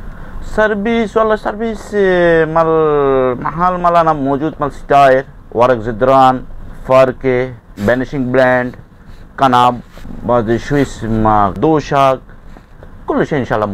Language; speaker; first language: Arabic; non-native, learner; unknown